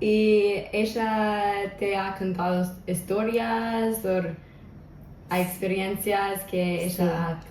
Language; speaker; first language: Spanish; non-native, local second language; English